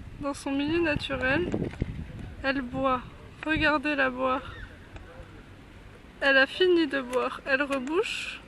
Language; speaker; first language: French; native; French